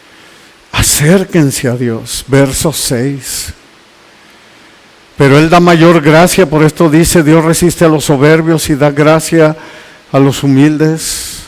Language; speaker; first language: Spanish; native; Spanish